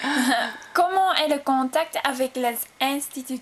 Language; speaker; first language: French; non-native, learner; Dutch